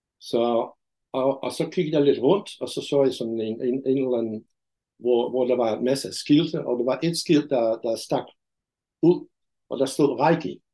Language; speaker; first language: Danish; non-native, fluent; Dutch